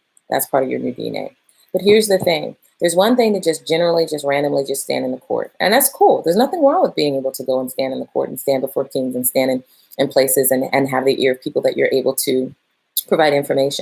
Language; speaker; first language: English; native; English